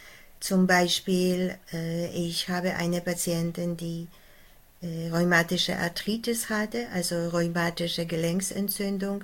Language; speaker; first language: German; non-native, fluent; Polish